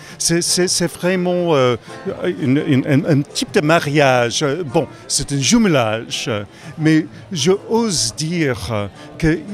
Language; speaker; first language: French; non-native, fluent; English